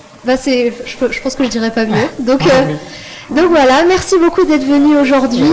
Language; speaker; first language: French; native; French